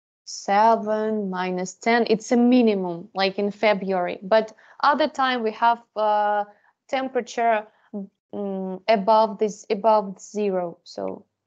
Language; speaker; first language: English; non-native, fluent; Russian